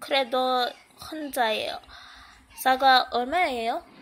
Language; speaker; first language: Korean; non-native, learner; English